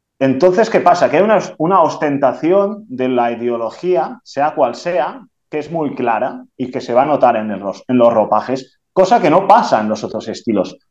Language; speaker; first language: Spanish; non-native, local second language; Catalan